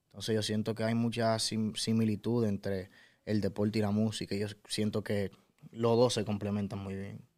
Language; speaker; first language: Spanish; native; Spanish